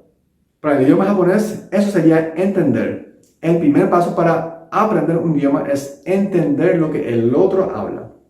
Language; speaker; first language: Spanish; non-native, local second language; Japanese